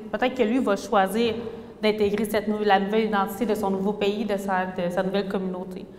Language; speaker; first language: French; early bilingual, other home language; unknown